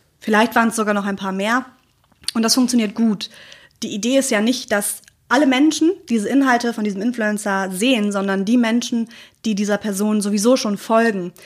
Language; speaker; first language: German; native; German